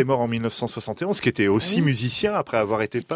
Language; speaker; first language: French; native; French